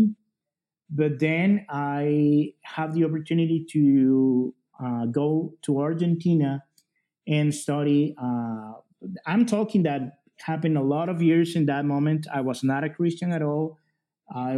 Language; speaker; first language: English; non-native, fluent; Spanish